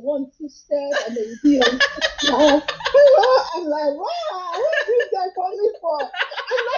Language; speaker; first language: English; non-native, local second language; Yoruba